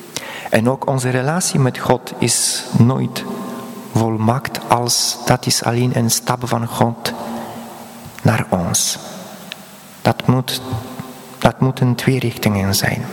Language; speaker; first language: Dutch; non-native, fluent; Polish